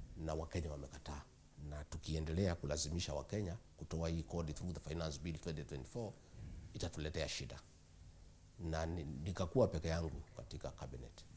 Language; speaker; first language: Swahili; non-native, local second language; Kikuyu